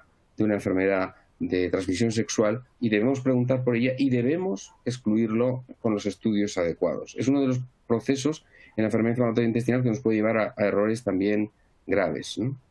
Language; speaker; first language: Spanish; native; Spanish